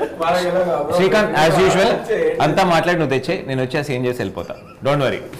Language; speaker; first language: Telugu; native; Telugu